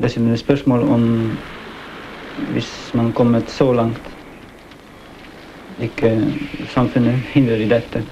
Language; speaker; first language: Norwegian; non-native, fluent; Hungarian